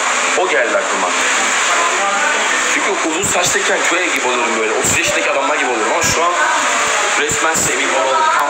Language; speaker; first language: Turkish; native; Turkish